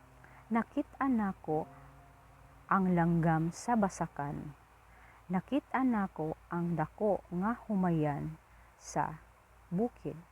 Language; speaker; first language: Cebuano; non-native, learner; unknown